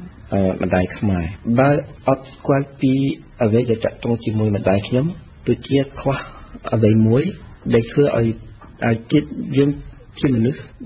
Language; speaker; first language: Khmer; early bilingual, heritage; French